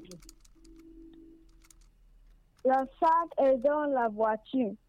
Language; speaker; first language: French; non-native, learner; English